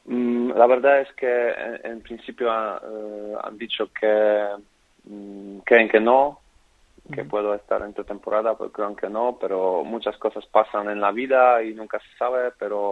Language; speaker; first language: Spanish; non-native, fluent; Polish